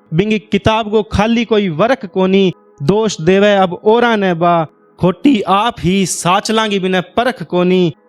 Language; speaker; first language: Hindi; native; Hindi